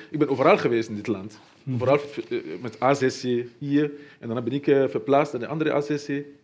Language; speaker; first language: Dutch; non-native, fluent; Mandingo